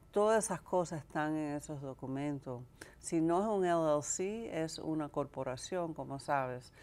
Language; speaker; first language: Spanish; early bilingual, heritage; Spanish